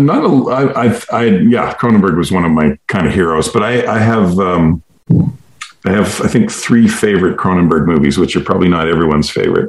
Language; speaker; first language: English; native; English